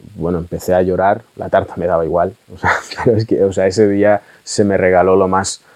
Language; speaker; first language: Spanish; early bilingual, other home language; Russian